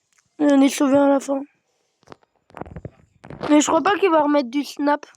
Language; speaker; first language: French; native; French